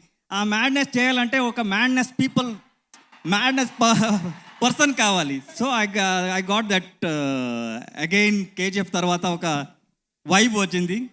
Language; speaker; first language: Telugu; non-native, learner; Kannada